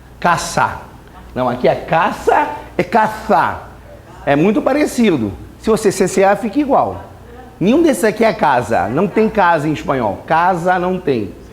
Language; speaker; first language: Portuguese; native; Portuguese